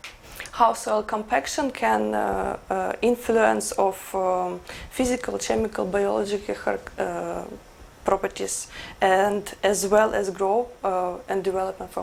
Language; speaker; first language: English; non-native, learner; Ukrainian